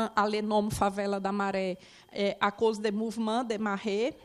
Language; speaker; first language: French; non-native, fluent; Portuguese